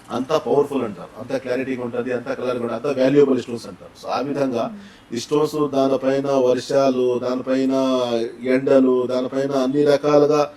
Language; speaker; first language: Telugu; non-native, local second language; Urdu